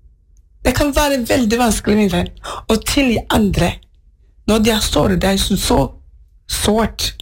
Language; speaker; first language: Norwegian; non-native, fluent; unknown